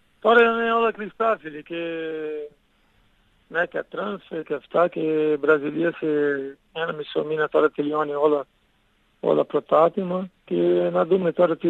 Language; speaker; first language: Greek; non-native, learner; Portuguese